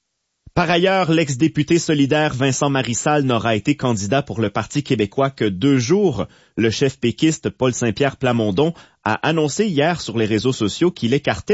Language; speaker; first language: French; native; French